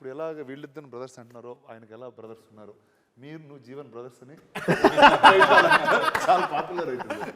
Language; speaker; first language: Telugu; native; Telugu